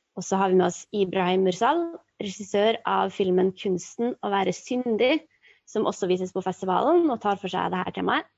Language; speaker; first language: Norwegian; native; Norwegian